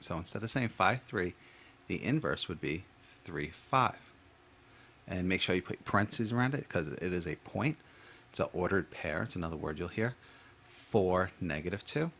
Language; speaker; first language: English; native; English